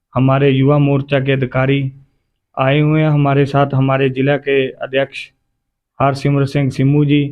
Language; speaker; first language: Hindi; non-native, local second language; Punjabi